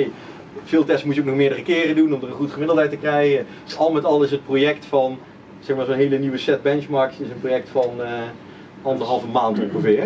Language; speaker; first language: Dutch; native; Dutch